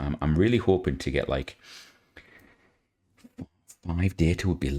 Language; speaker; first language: English; native; English